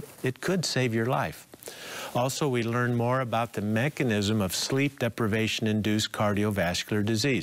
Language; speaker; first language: English; native; English